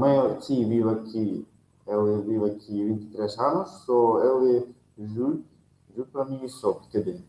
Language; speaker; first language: Portuguese; non-native, learner; Russian